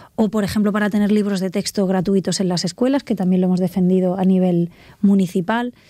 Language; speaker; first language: Spanish; native; Spanish